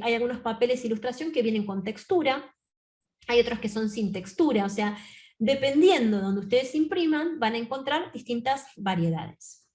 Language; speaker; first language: Spanish; native; Spanish